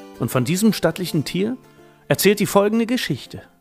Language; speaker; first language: German; native; German